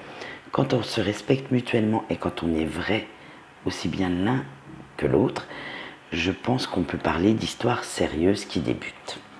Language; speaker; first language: French; native; French